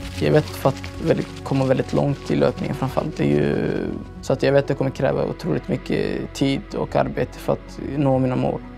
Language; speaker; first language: Swedish; early bilingual, other home language; Somali